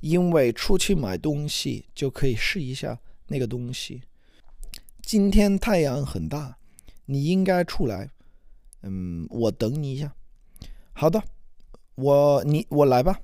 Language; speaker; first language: Chinese; non-native, learner; English